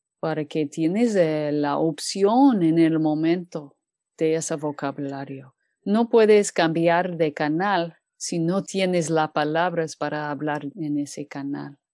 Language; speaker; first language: Spanish; non-native, fluent; English